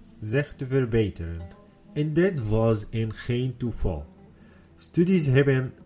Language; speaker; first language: Dutch; non-native, learner; Arabic